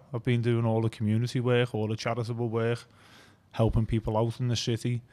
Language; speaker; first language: English; native; English